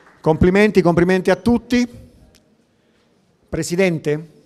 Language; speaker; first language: Italian; native; Italian